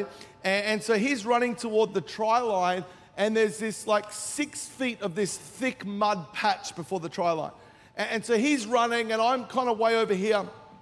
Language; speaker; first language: English; native; English